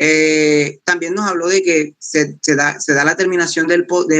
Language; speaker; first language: Spanish; native; Spanish